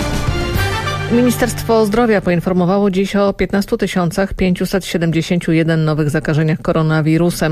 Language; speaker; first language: Polish; native; Polish